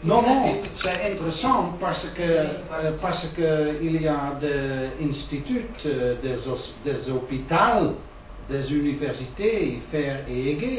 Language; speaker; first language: French; non-native, learner; Dutch